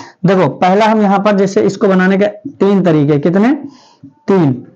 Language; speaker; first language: Hindi; native; Hindi